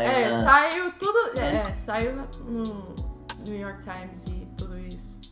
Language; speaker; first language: Portuguese; early bilingual, heritage; Portuguese